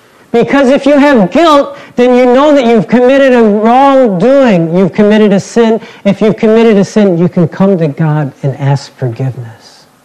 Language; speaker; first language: English; native; English